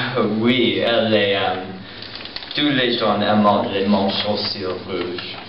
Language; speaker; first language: French; non-native, learner; English